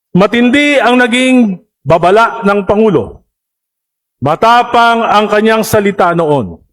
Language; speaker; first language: Filipino; native; Filipino